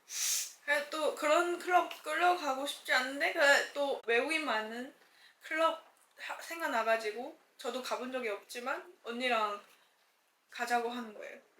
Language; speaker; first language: Korean; non-native, fluent; Chinese